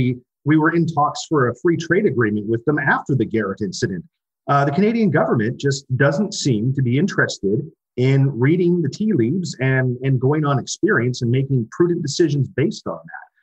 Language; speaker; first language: English; native; English